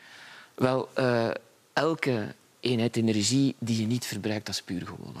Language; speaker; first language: Dutch; native; Dutch